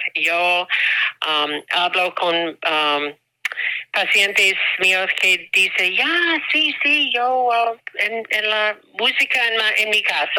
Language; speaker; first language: Spanish; non-native, learner; English